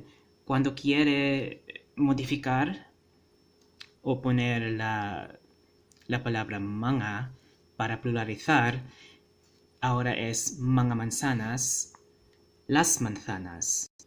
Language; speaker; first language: Spanish; non-native, fluent; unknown